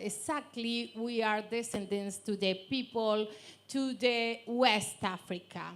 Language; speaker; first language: English; non-native, learner; Spanish